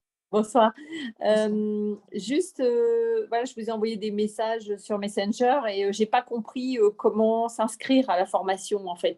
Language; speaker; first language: French; native; French